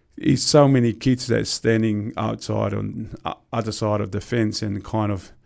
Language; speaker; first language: English; non-native, fluent; Tongan